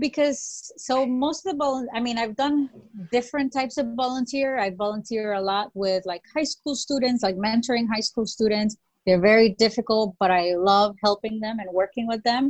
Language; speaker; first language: English; early bilingual, other home language; Spanish